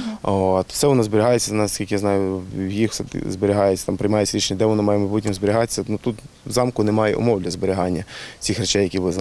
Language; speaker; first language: Ukrainian; native; Ukrainian